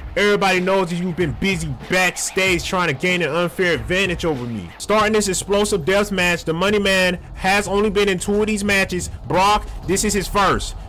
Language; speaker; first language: English; native; English